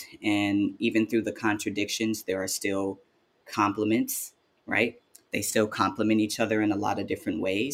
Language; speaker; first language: English; native; English